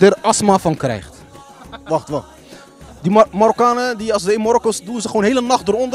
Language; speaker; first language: Dutch; early bilingual, other home language; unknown